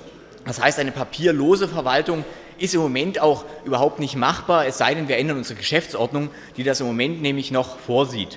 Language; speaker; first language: German; native; German